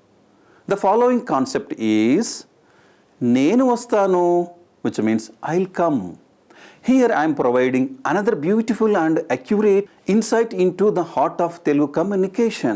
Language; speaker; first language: English; non-native, local second language; Telugu